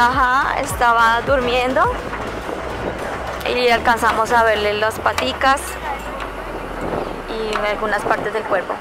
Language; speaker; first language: Spanish; native; Spanish